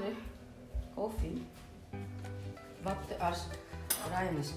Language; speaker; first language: Dutch; non-native, learner; Indonesian